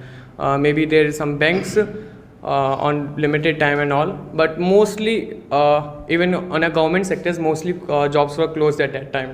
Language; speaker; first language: English; non-native, local second language; Hindi